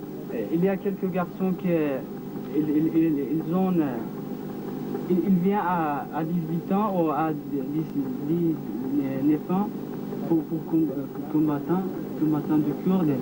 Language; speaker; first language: French; non-native, learner; Kurdish